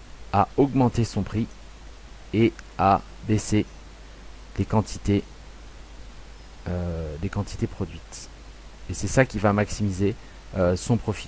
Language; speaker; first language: French; native; French